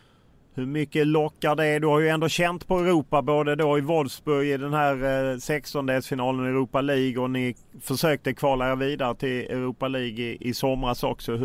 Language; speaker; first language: Swedish; native; Swedish